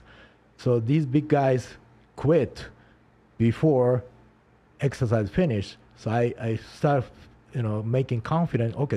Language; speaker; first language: English; non-native, learner; Japanese